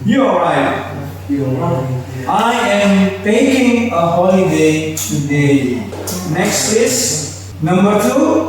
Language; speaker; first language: English; non-native, fluent; Indonesian